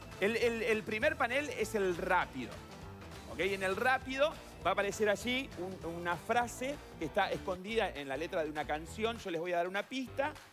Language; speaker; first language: Spanish; native; Spanish